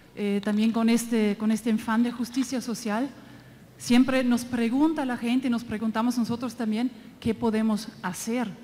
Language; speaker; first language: Spanish; non-native, fluent; German